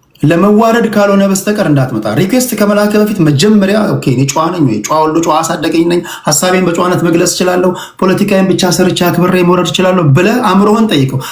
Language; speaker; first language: Amharic; native; Amharic